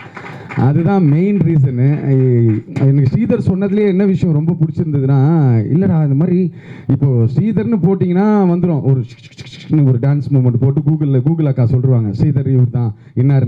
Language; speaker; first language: Tamil; native; Tamil